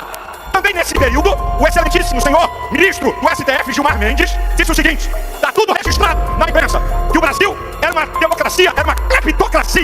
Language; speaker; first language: Portuguese; native; Portuguese